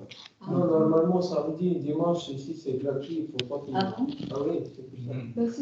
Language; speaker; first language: French; non-native, learner; Russian